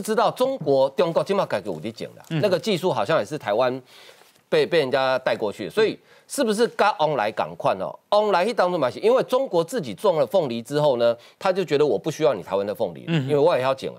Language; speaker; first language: Chinese; native; Chinese